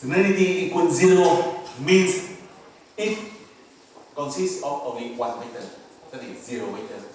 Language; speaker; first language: English; non-native, fluent; Vietnamese